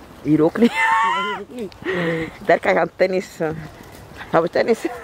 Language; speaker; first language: Dutch; native; Dutch